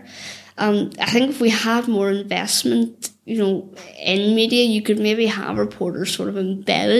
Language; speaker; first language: English; native; English